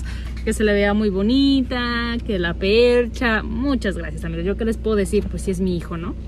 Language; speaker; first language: Spanish; native; Spanish